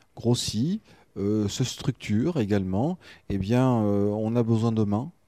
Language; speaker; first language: French; native; French